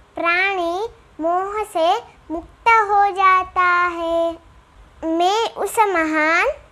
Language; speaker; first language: Hindi; non-native, local second language; Gujarati